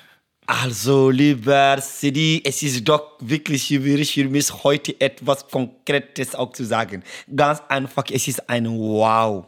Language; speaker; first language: German; non-native, learner; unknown